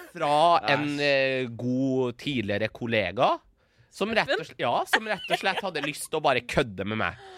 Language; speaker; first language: Norwegian; early bilingual, other home language; Persian